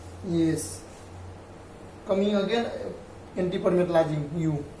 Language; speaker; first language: English; non-native, learner; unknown